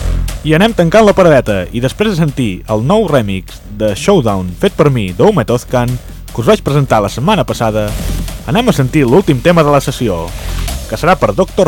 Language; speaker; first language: Catalan; native; Catalan